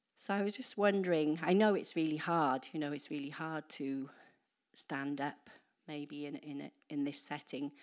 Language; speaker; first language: English; native; English